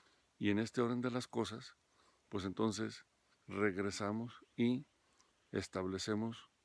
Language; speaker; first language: Spanish; native; Spanish